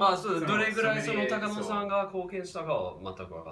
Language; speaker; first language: Japanese; non-native, fluent; English